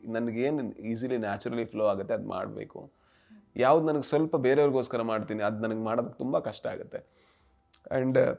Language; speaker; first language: Kannada; native; Kannada